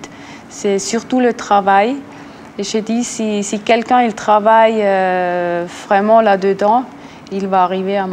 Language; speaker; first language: French; non-native, local second language; Swiss German